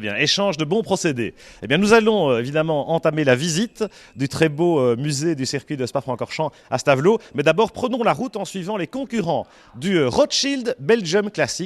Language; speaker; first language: French; native; French